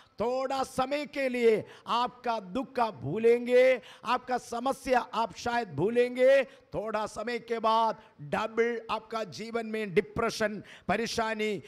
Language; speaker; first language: Hindi; non-native, local second language; Malayalam